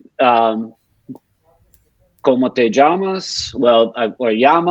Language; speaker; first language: Spanish; non-native, learner; English